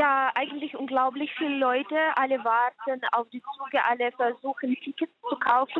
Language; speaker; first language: German; non-native, fluent; Ukrainian